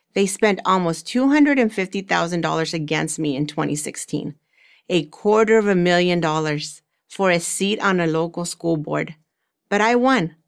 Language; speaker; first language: English; early bilingual, other home language; Spanish